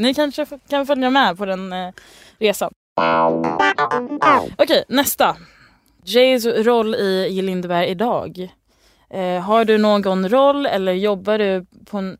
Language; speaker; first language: Swedish; early bilingual, other home language; English